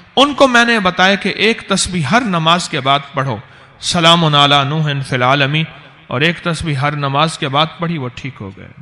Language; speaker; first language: Urdu; native; Urdu